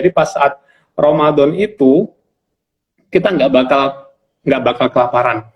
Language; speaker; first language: Indonesian; non-native, local second language; Javanese